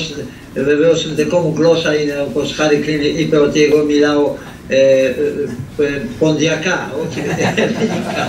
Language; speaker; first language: Greek; non-native, fluent; Polish